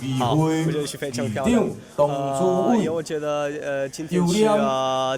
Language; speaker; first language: Chinese; non-native, learner; German